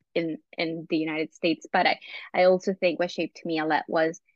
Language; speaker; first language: English; non-native, fluent; Spanish